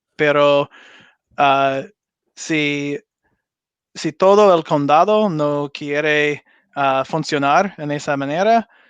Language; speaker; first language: Spanish; non-native, learner; English